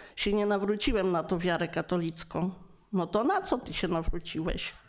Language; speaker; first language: Polish; native; Polish